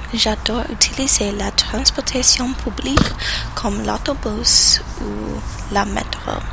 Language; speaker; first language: French; non-native, learner; English